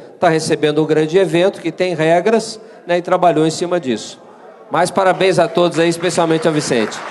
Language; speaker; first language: Portuguese; native; Portuguese